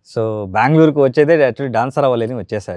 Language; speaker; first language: Telugu; non-native, learner; Kannada